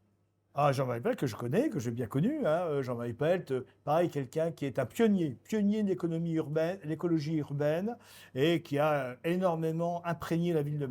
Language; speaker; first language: French; native; French